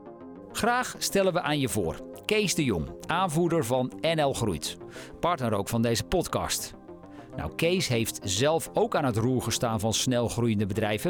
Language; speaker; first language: Dutch; native; Dutch